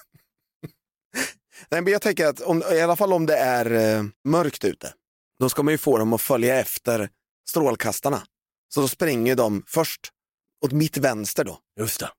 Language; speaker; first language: Swedish; native; Swedish